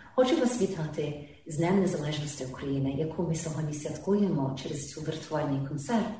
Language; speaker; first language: Ukrainian; early bilingual, heritage; Ukrainian